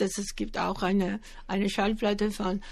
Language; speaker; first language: German; non-native, learner; Greek